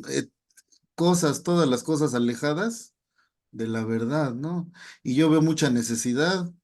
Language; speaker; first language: Spanish; native; Spanish